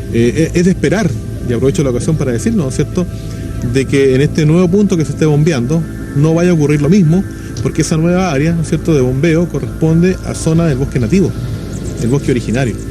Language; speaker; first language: Spanish; native; Spanish